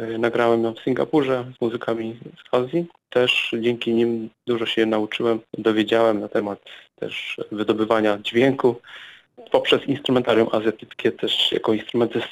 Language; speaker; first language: Polish; native; Polish